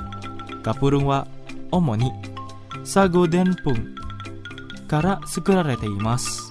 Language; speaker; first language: Japanese; non-native, fluent; Indonesian